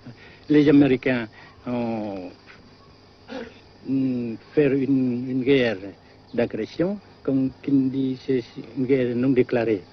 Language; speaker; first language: French; non-native, local second language; Vietnamese